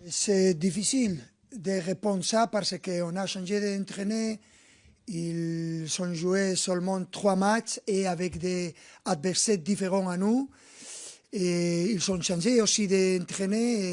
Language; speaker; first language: French; non-native, fluent; Spanish